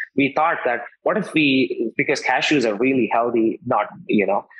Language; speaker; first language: English; non-native, local second language; Hindi